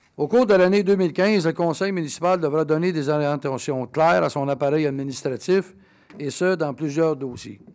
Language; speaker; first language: French; native; French